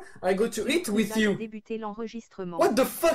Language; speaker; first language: English; non-native, learner; French